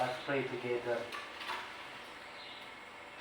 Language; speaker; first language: English; non-native, learner; Indonesian